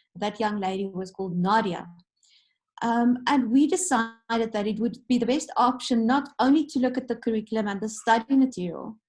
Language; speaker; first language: English; non-native, local second language; Afrikaans